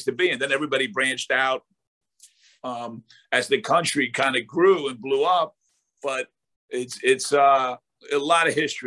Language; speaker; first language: English; native; English